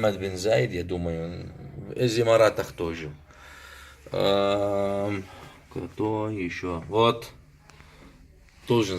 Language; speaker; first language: Russian; non-native, learner; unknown